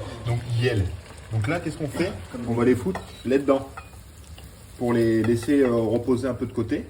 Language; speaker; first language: French; native; French